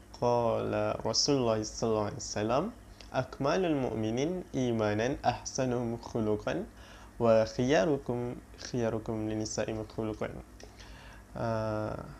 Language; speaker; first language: Arabic; non-native, learner; Malay